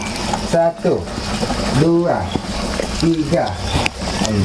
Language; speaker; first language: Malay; non-native, local second language; Sundanese